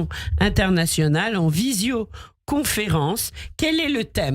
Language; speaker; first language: French; native; French